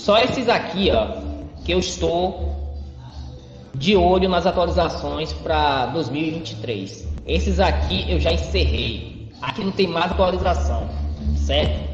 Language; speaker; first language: Portuguese; native; Portuguese